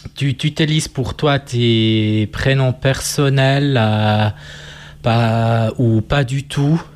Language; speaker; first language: French; non-native, local second language; German